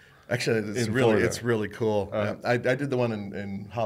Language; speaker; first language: English; native; English